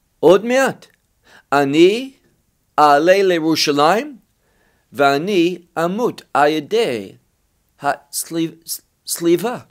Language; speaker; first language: Hebrew; non-native, fluent; English